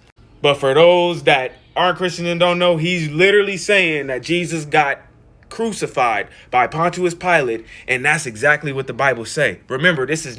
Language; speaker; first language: English; native; English